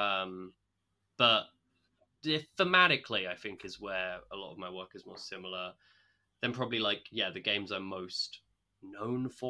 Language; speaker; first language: English; native; English